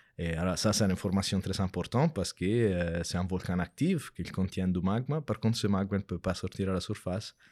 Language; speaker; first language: French; non-native, fluent; Italian